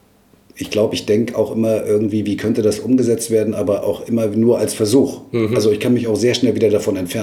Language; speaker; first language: German; native; German